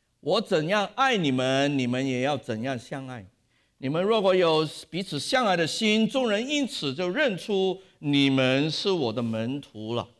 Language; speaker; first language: Chinese; non-native, local second language; Cantonese